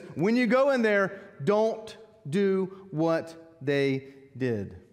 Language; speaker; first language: English; native; English